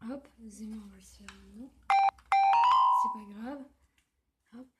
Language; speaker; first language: French; native; French